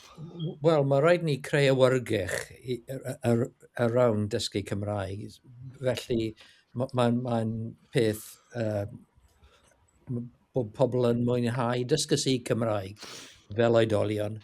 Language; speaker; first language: Welsh; non-native, learner; English